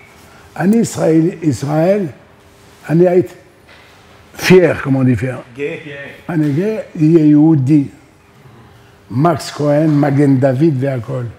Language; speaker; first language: Hebrew; non-native, learner; French